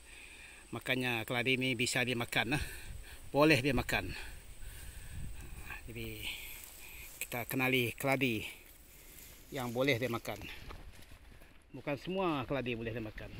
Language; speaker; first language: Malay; non-native, local second language; Iban